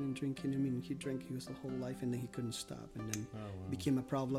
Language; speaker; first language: English; non-native, fluent; Spanish